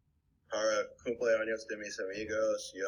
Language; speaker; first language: Spanish; non-native, learner; English